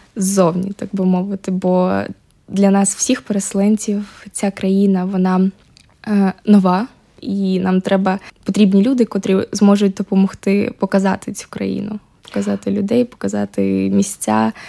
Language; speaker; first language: Ukrainian; native; Ukrainian